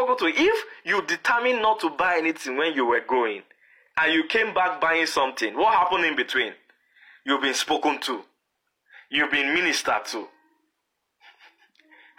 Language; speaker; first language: English; non-native, local second language; Yoruba